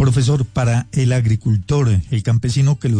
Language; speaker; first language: Spanish; native; Spanish